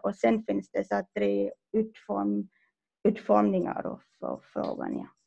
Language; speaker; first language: Swedish; non-native, fluent; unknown